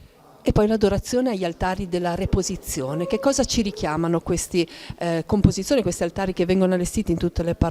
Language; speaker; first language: Italian; native; Italian